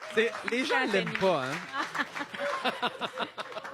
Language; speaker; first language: French; native; French